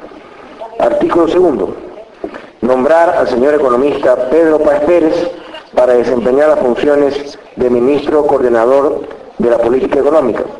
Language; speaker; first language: Spanish; native; Spanish